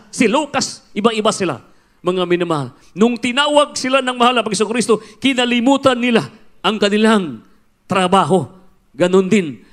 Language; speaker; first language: Filipino; non-native, local second language; Cebuano